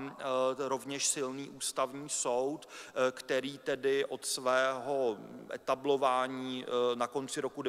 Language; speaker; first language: Czech; native; Czech